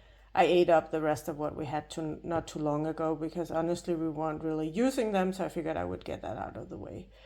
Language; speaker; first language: English; non-native, fluent; Danish